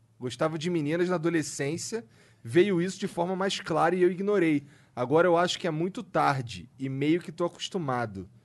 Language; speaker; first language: Portuguese; native; Portuguese